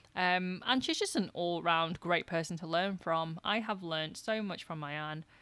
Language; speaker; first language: English; native; English